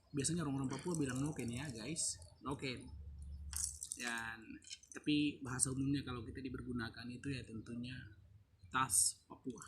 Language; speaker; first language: Indonesian; non-native, local second language; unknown